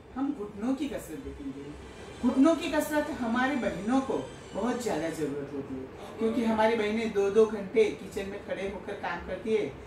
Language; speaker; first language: Hindi; non-native, local second language; Gujarati